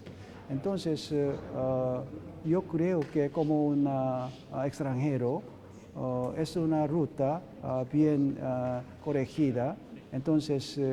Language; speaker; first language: Spanish; non-native, learner; Korean